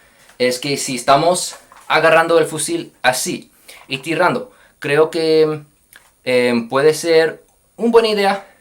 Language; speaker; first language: Spanish; non-native, fluent; English